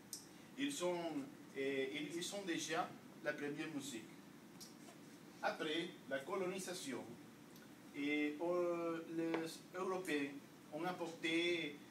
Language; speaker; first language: French; non-native, learner; Spanish